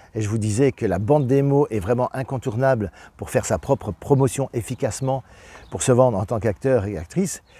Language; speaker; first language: French; native; French